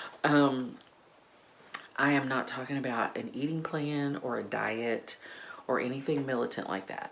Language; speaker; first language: English; native; English